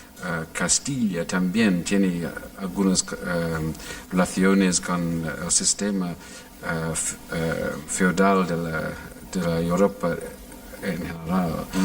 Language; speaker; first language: Spanish; non-native, fluent; English